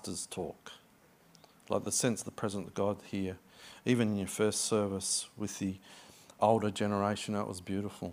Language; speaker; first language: English; native; English